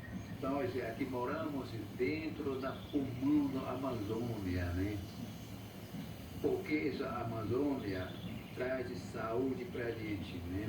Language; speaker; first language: Portuguese; non-native, local second language; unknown